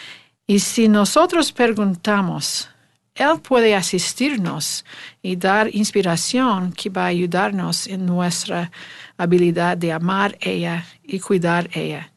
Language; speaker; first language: Spanish; non-native, learner; English